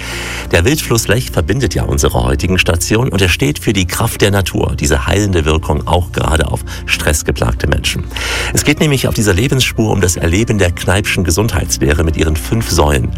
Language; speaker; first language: German; native; German